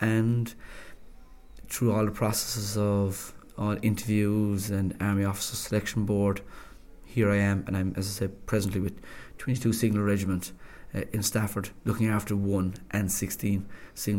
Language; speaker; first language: English; native; English